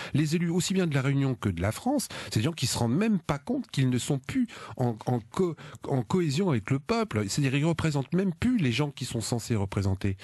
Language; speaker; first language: French; native; French